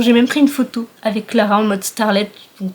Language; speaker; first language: French; native; French